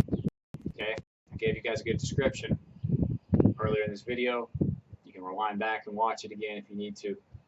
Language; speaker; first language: English; native; English